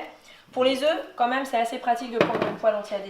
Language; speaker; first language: French; native; French